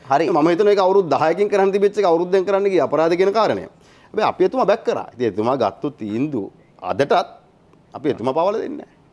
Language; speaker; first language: Sinhala; native; Sinhala